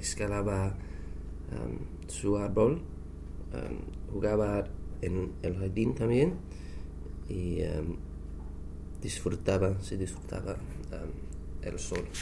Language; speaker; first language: Spanish; non-native, learner; English